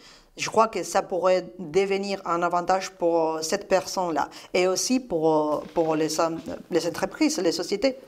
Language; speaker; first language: French; non-native, fluent; Spanish